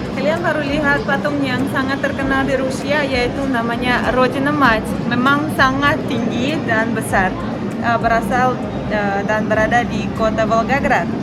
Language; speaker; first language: Indonesian; non-native, fluent; Russian